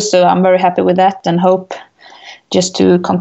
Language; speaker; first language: English; non-native, fluent; Swedish